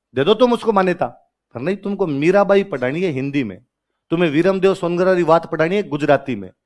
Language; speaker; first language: Hindi; non-native, local second language; Rajasthani